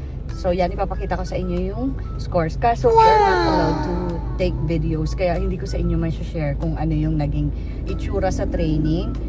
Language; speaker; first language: Filipino; native; Filipino